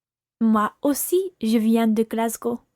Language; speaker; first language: French; non-native, learner; English